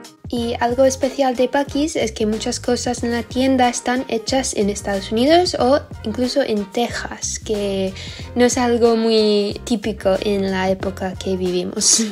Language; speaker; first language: Spanish; non-native, fluent; English